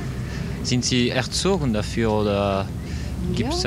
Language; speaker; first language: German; non-native, learner; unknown